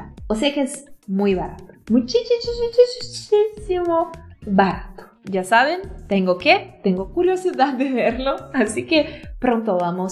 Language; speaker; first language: Spanish; non-native, fluent; Portuguese